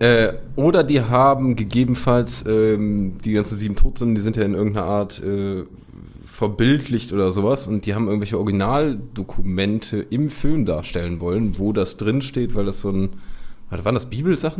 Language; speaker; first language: German; native; German